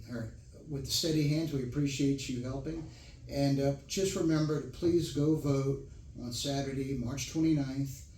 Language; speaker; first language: English; native; English